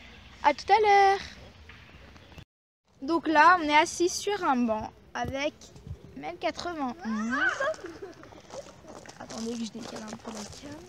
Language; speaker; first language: French; native; French